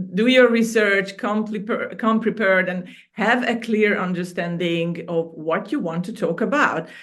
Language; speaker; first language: English; non-native, fluent; Hungarian